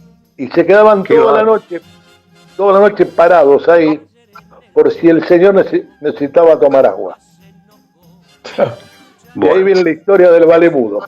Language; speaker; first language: Spanish; native; Spanish